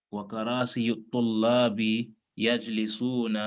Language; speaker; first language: Arabic; non-native, learner; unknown